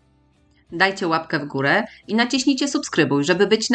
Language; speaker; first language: Polish; native; Polish